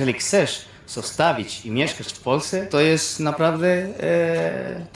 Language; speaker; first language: Polish; non-native, fluent; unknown